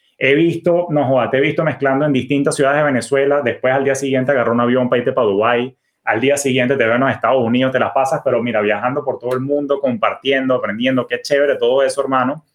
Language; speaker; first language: Spanish; native; Spanish